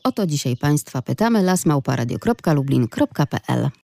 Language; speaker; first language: Polish; native; Polish